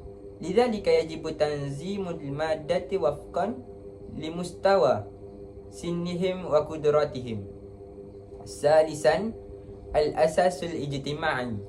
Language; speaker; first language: Arabic; non-native, learner; Malay